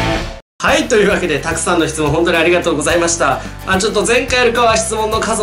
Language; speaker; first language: Japanese; native; Japanese